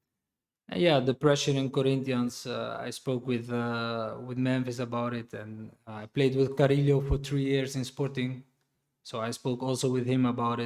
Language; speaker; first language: English; non-native, fluent; Dutch